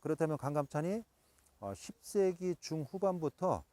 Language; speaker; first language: Korean; native; Korean